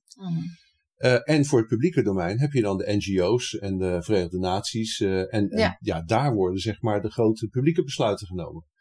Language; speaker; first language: Dutch; native; Dutch